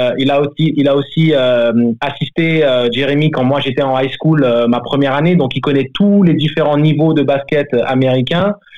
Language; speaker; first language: French; native; French